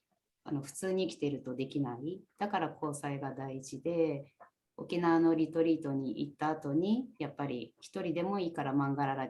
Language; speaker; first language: Japanese; native; Japanese